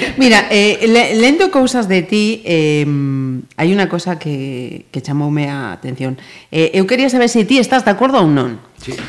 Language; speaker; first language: Galician; native; Galician